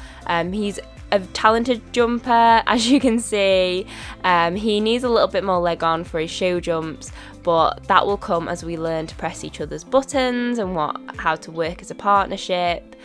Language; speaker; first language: English; native; English